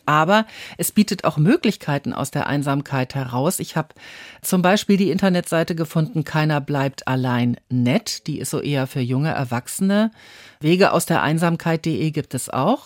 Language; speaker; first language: German; native; German